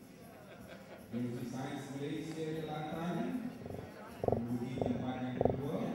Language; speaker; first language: Malay; native; Malay